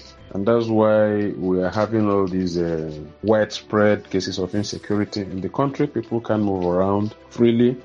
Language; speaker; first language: English; non-native, local second language; Igbo